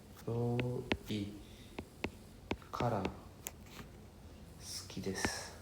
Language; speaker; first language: Japanese; non-native, fluent; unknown